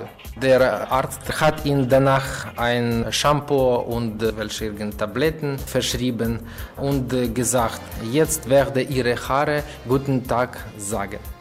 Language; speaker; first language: German; non-native, learner; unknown